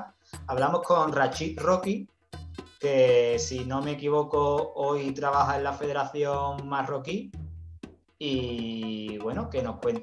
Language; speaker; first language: Spanish; native; Spanish